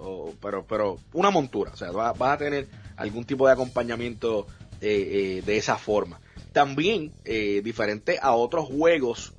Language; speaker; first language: Spanish; native; Spanish